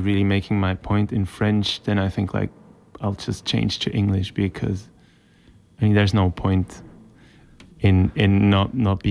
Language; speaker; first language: English; non-native, fluent; Swiss German